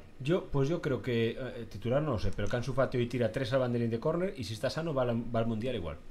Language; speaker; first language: Spanish; native; Spanish